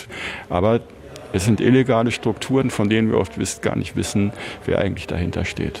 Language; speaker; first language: German; native; German